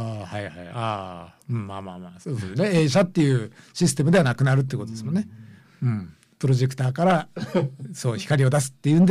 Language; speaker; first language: Japanese; native; Japanese